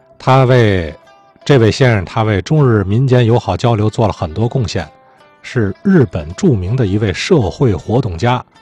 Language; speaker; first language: Chinese; native; Chinese